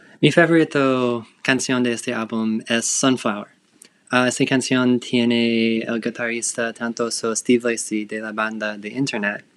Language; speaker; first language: Spanish; non-native, learner; English